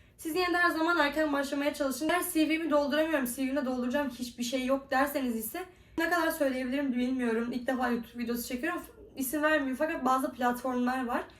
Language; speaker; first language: Turkish; native; Turkish